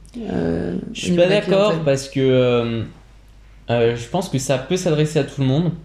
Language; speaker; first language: French; native; French